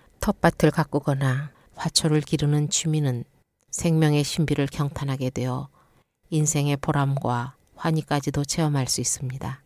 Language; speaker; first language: Korean; native; Korean